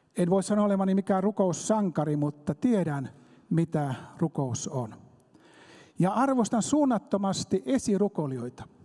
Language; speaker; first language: Finnish; native; Finnish